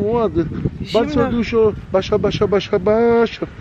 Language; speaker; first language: Polish; non-native, learner; Italian